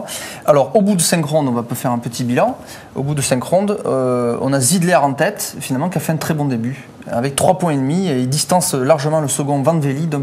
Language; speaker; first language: French; native; French